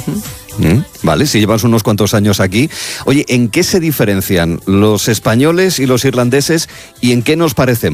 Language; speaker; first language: Spanish; native; Spanish